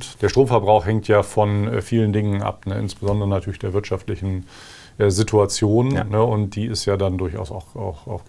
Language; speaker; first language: German; native; German